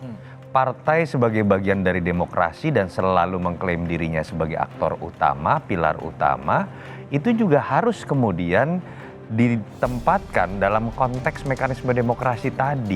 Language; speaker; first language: Indonesian; native; Indonesian